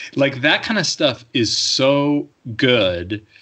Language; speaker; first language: English; native; English